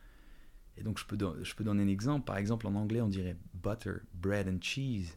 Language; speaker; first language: French; early bilingual, other home language; Dutch